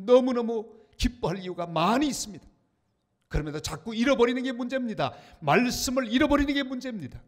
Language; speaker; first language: Korean; native; Korean